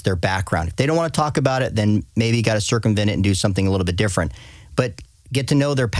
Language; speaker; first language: English; native; English